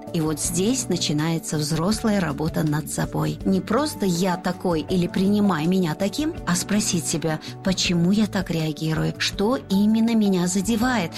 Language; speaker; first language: Russian; non-native, local second language; Tajik